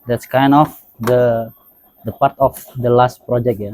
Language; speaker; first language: English; non-native, learner; Indonesian